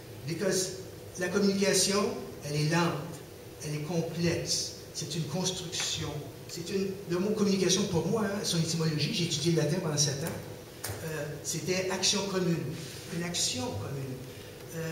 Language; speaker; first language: French; native; French